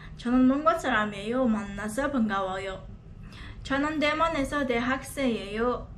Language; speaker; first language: Korean; non-native, learner; Mongolian